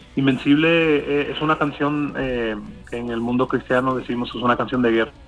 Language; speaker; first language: Spanish; early bilingual, heritage; English